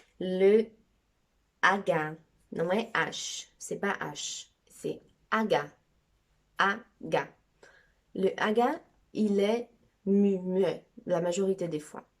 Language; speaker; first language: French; non-native, fluent; Portuguese